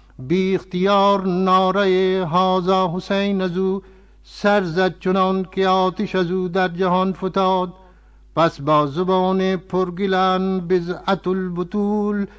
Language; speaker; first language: Persian; non-native, fluent; Urdu